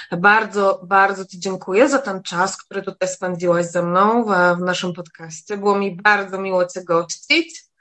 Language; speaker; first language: Polish; native; Polish